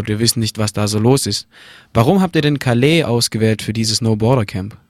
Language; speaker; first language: German; native; German